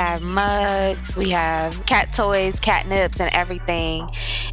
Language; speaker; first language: English; native; English